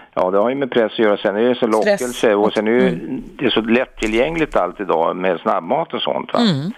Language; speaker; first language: Swedish; native; Swedish